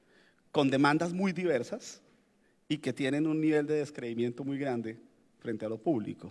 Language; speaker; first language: Spanish; native; Spanish